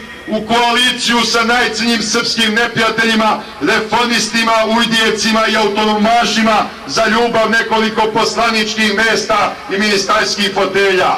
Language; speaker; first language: Bosnian; native; Bosnian